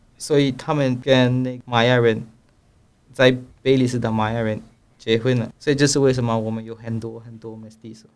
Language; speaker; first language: Chinese; non-native, learner; Spanish